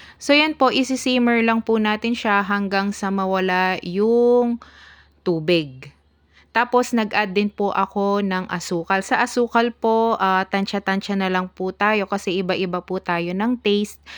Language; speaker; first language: Filipino; non-native, local second language; Pampanga